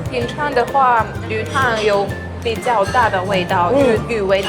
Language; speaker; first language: Chinese; non-native, fluent; Russian